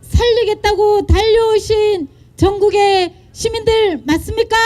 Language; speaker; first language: Korean; native; Korean